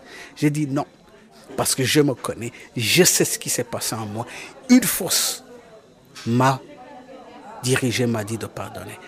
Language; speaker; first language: French; non-native, local second language; Kinyarwanda